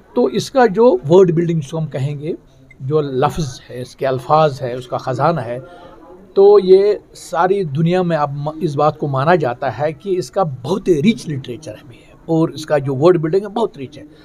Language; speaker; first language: Urdu; non-native, local second language; Kashmiri